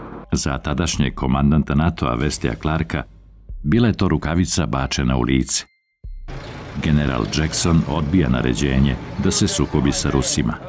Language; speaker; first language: Bosnian; native; Bosnian